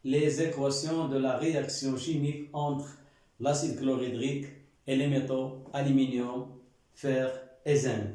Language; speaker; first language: French; non-native, local second language; Arabic